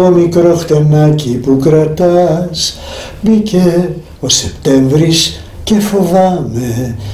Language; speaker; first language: Greek; early bilingual, heritage; Greek